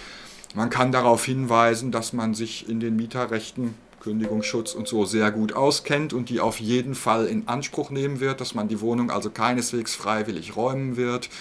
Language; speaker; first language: German; native; German